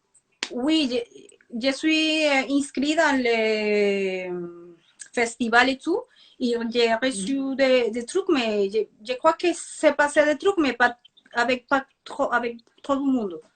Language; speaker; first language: French; non-native, fluent; Spanish